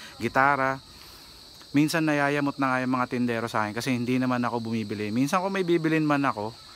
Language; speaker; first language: Filipino; native; Filipino